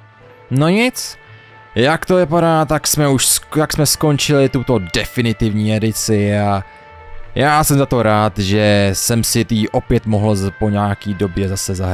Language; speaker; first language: Czech; native; Czech